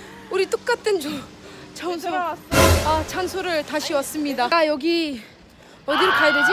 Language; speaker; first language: Korean; non-native, fluent; Arabic